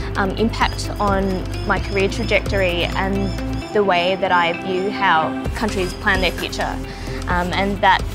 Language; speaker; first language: English; native; English